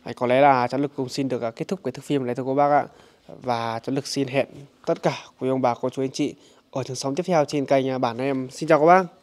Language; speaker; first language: Vietnamese; native; Vietnamese